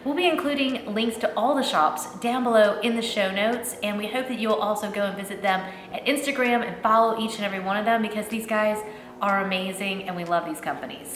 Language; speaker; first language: English; native; English